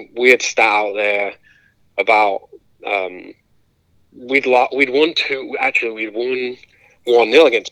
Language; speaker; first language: English; native; English